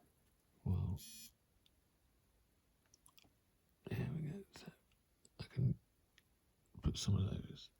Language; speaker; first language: English; native; English